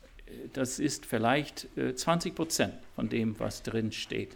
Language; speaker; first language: German; non-native, fluent; English